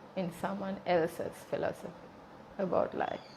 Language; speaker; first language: English; non-native, local second language; Sinhala